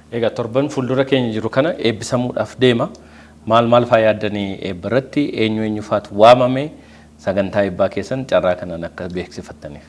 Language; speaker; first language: Oromo; native; Oromo